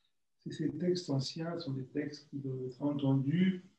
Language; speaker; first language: French; native; French